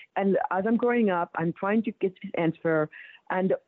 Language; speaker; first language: English; early bilingual, other home language; Wolof